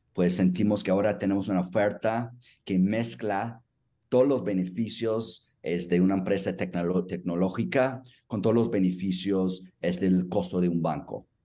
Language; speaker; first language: Spanish; non-native, fluent; English